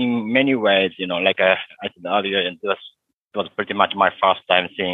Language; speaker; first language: English; non-native, fluent; Japanese